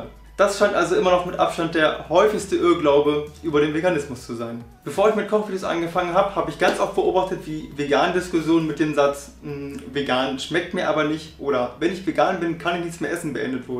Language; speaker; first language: German; native; German